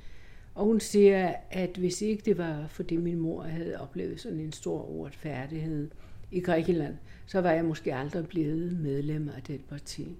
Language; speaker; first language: Danish; non-native, fluent; Greek